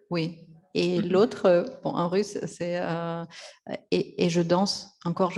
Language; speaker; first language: French; non-native, fluent; Russian